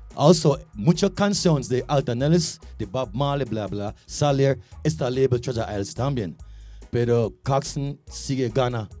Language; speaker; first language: Spanish; non-native, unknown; Jamaican Creole English